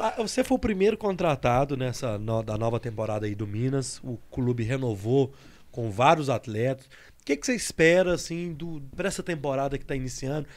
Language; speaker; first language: Portuguese; native; Portuguese